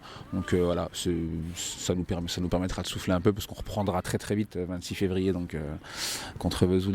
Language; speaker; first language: French; native; French